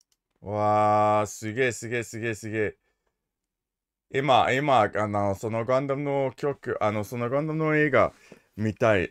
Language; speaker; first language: Japanese; non-native, learner; English